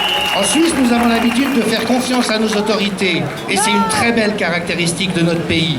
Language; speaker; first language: French; native; French